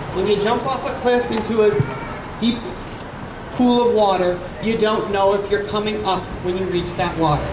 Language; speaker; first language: English; native; English